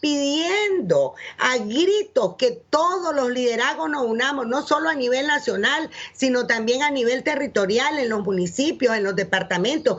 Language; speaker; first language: Spanish; native; Spanish